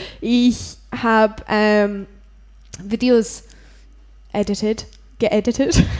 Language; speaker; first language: German; non-native, learner; English